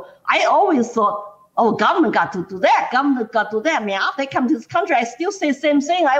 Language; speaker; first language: English; non-native, fluent; Chinese